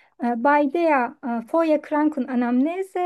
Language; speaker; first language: German; non-native, learner; Turkish